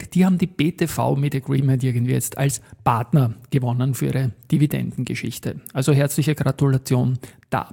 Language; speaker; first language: German; native; German